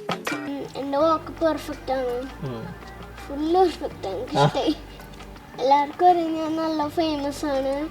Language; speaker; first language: Malayalam; early bilingual, heritage; Malayalam